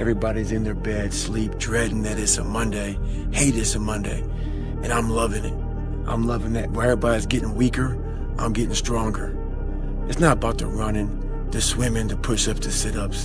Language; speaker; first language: English; native; English